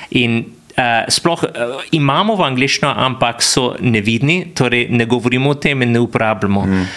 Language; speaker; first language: Slovenian; non-native, fluent; English